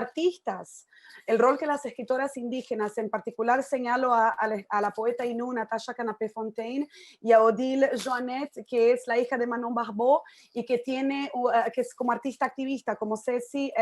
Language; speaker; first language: Spanish; native; Spanish